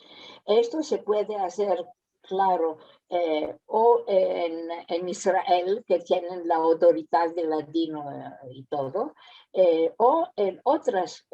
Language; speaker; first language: Spanish; early bilingual, heritage; Spanish